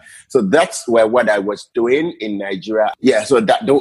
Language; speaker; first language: English; non-native, local second language; Yoruba